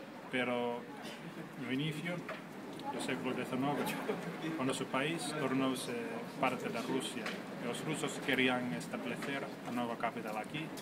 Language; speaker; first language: Galician; non-native, fluent; Finnish